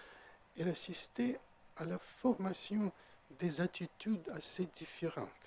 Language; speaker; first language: French; non-native, fluent; Russian